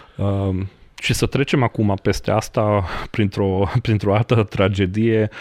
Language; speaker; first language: Romanian; non-native, local second language; Hungarian